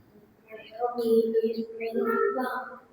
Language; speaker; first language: English; non-native, learner; Indonesian